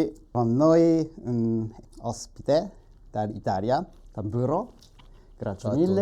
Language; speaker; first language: Italian; non-native, learner; Japanese